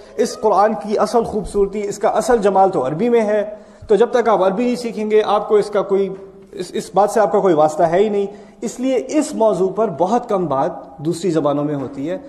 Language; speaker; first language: Urdu; early bilingual, heritage; Urdu